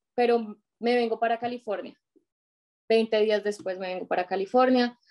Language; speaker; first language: Spanish; native; Spanish